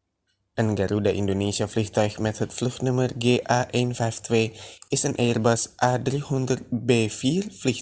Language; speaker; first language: Dutch; non-native, fluent; Indonesian